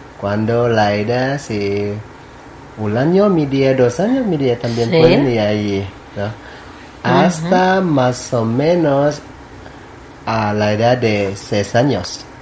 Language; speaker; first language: Spanish; non-native, learner; Thai